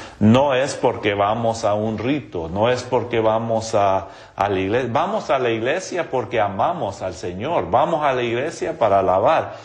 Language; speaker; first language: Spanish; non-native, local second language; English